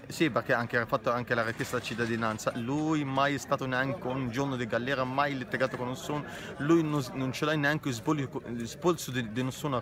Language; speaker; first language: Italian; non-native, learner; Arabic